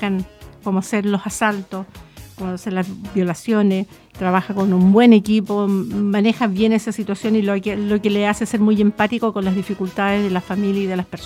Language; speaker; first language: Spanish; native; Spanish